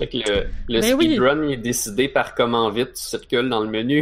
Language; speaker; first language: French; native; French